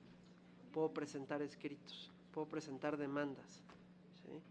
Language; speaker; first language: Spanish; native; Spanish